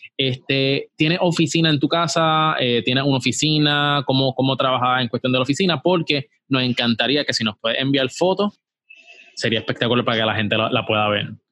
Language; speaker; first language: Spanish; native; Spanish